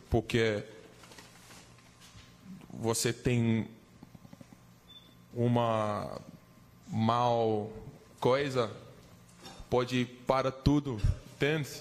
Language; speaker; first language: Portuguese; non-native, learner; English